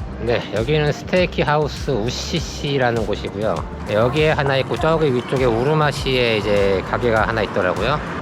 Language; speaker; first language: Korean; native; Korean